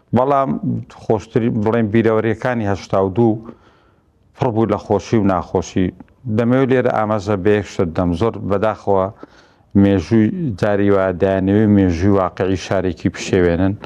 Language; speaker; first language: Central Kurdish; native; Central Kurdish